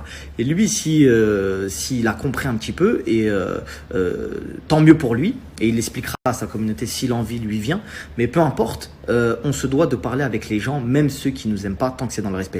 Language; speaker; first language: French; native; French